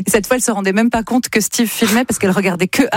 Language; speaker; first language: French; native; French